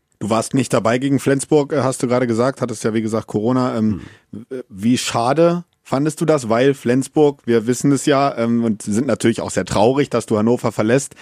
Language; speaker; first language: German; native; German